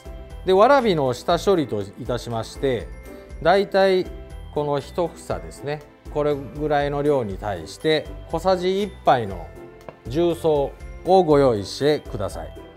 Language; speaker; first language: Japanese; native; Japanese